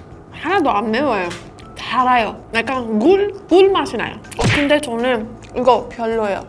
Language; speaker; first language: Korean; non-native, fluent; Persian